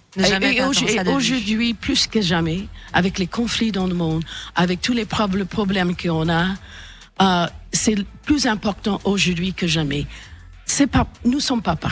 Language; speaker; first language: French; non-native, fluent; English